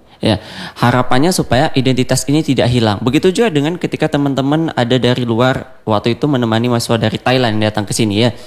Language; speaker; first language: Indonesian; non-native, local second language; Achinese